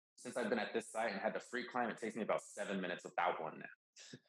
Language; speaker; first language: English; native; English